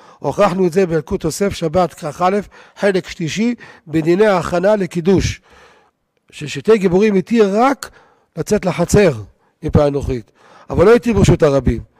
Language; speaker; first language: Hebrew; native; Hebrew